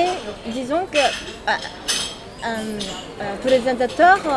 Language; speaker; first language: French; non-native, learner; Japanese